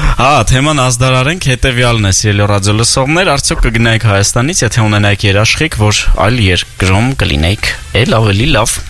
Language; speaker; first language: Armenian; native; Armenian